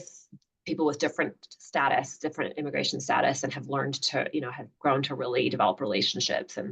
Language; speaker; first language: English; native; English